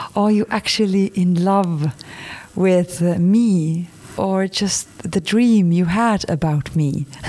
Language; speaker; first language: English; non-native, fluent; Estonian